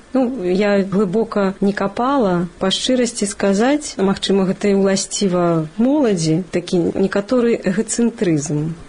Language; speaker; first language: Belarusian; non-native, local second language; Russian